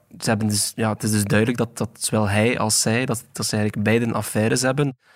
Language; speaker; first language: Dutch; native; Dutch